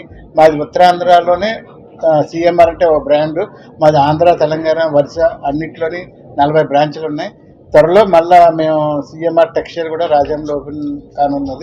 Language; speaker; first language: Telugu; native; Telugu